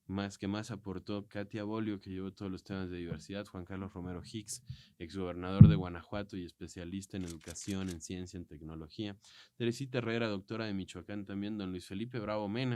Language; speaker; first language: Spanish; native; Spanish